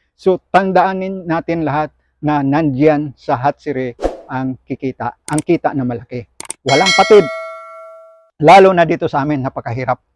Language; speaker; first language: Filipino; non-native, local second language; Hiligaynon